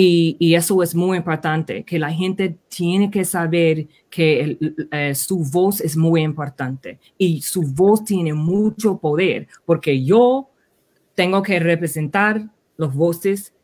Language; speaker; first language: Spanish; early bilingual, heritage; Spanish